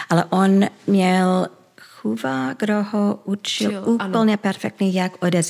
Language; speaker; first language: Czech; early bilingual, heritage; Czech